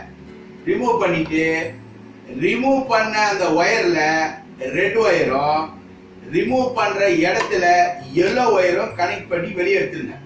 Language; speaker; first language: Tamil; native; Tamil